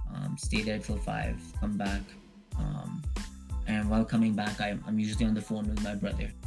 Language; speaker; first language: English; early bilingual, other home language; Hindi